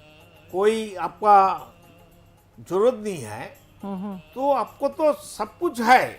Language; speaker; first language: Hindi; non-native, local second language; Bangla